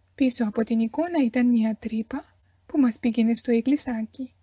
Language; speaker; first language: Greek; non-native, fluent; Romanian